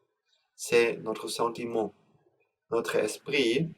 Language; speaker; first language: French; non-native, learner; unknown